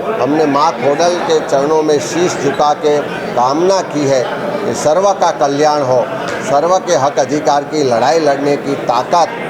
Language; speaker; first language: Hindi; non-native, local second language; Gujarati